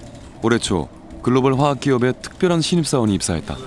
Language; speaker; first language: Korean; native; Korean